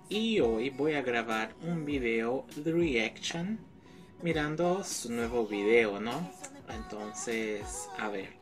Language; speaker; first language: Spanish; non-native, fluent; Portuguese